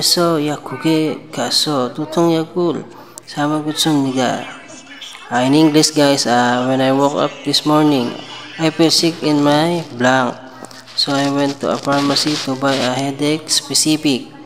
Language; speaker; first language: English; non-native, local second language; Filipino